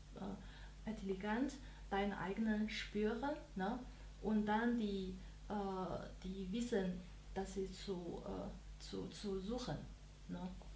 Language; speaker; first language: German; non-native, learner; Chinese